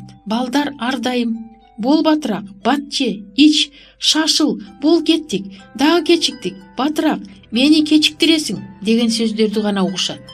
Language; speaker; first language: Kyrgyz; native; Kyrgyz